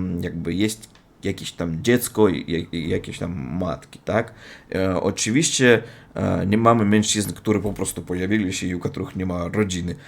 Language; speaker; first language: Polish; non-native, learner; Russian